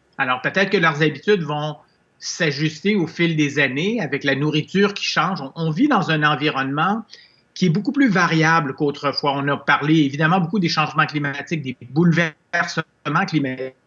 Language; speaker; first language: French; native; French